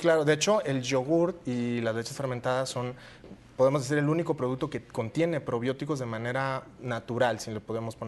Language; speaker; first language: Spanish; native; Spanish